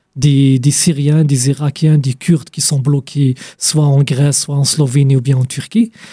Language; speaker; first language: French; non-native, fluent; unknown